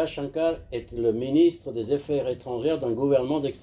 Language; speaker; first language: French; native; French